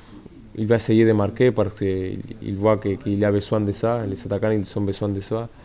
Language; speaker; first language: French; non-native, fluent; Spanish